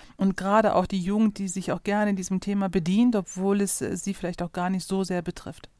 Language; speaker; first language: German; early bilingual, other home language; Turkish